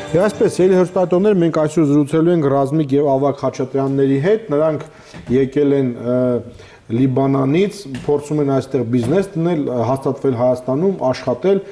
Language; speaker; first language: Armenian; native; Armenian